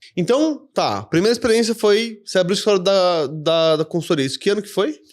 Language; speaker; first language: Portuguese; native; Portuguese